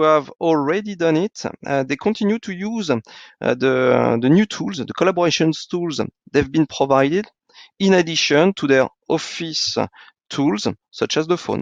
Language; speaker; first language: English; non-native, fluent; French